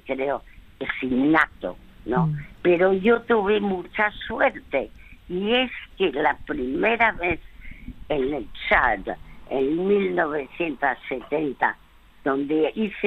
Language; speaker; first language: Spanish; early bilingual, other home language; French